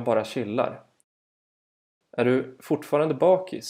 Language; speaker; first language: Swedish; native; Swedish